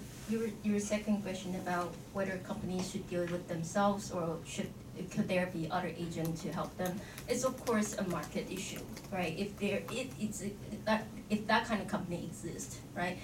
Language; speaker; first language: English; non-native, fluent; Chinese